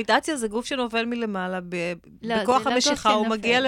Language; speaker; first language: Hebrew; native; Hebrew